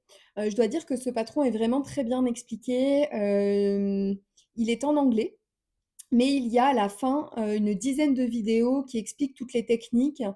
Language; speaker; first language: French; native; French